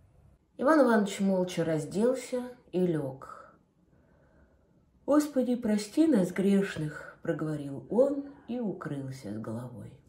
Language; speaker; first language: Russian; native; Russian